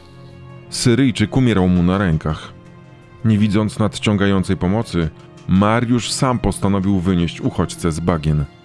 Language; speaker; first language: Polish; native; Polish